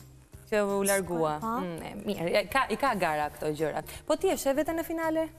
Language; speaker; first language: Albanian; native; Albanian